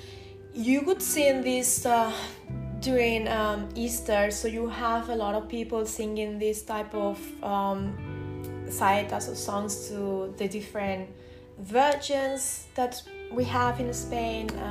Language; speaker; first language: English; non-native, fluent; Spanish